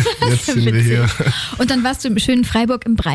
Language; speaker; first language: German; native; German